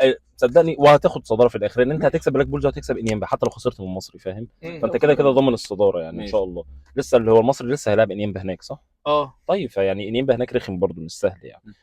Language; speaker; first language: Arabic; native; Arabic